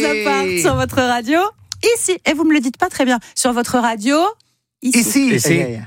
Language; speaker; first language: French; native; French